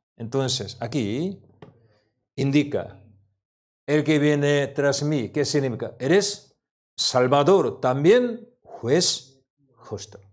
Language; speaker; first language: Spanish; non-native, learner; Korean